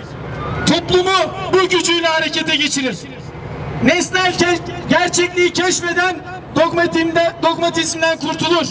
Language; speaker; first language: Turkish; native; Turkish